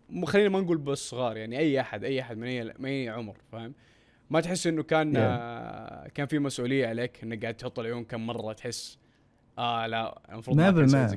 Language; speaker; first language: Arabic; native; Arabic